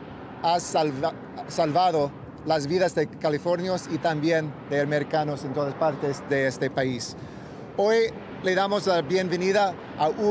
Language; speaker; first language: Spanish; non-native, local second language; English